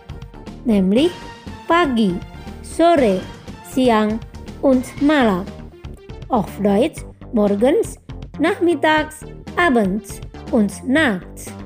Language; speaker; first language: German; non-native, fluent; Indonesian